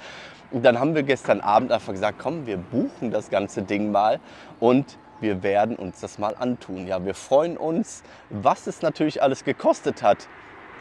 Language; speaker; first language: German; native; German